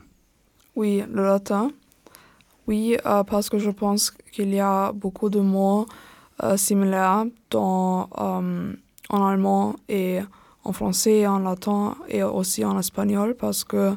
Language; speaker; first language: French; non-native, learner; German